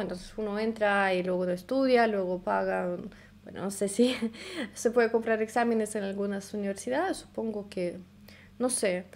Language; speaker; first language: Spanish; non-native, fluent; Russian